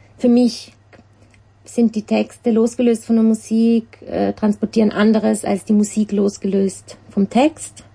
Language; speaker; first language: German; native; German